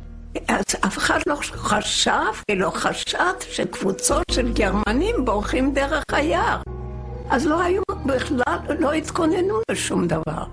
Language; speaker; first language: Hebrew; non-native, fluent; Yiddish